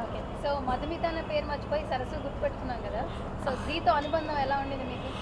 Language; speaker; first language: Telugu; native; Telugu